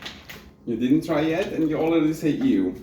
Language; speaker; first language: English; non-native, learner; German